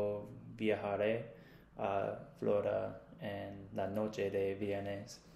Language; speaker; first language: Spanish; non-native, learner; English